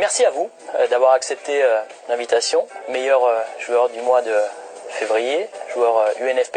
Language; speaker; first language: French; native; French